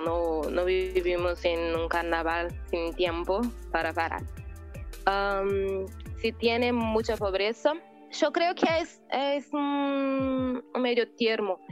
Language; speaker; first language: Spanish; non-native, learner; Portuguese